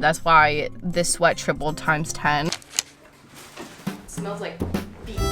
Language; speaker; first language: English; native; English